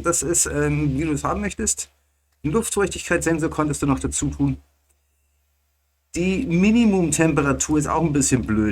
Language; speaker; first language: German; native; German